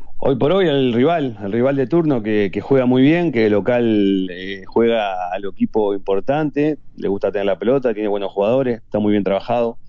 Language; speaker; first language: Spanish; native; Spanish